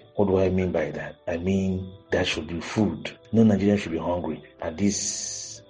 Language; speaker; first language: English; non-native, local second language; Igbo